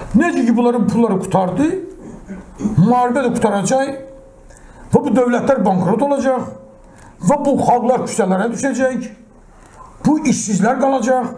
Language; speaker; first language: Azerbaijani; non-native, local second language; Talysh